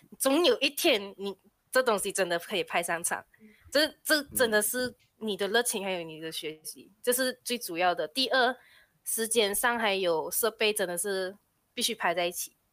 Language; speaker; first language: Chinese; native; Chinese